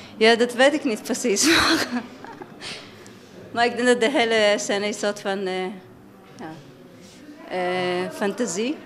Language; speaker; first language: Dutch; non-native, fluent; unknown